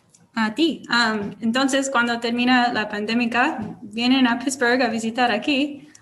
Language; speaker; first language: Spanish; non-native, learner; English